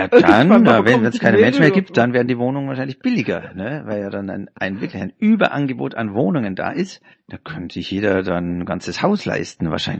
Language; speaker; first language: German; native; German